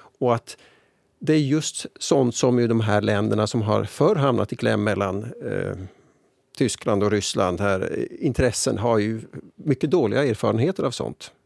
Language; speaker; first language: Swedish; native; Swedish